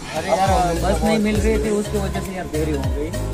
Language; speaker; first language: Hindi; non-native, local second language; Gujarati